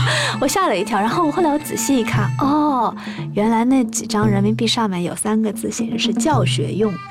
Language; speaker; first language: Chinese; native; Chinese